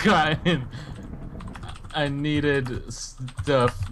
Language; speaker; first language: English; native; English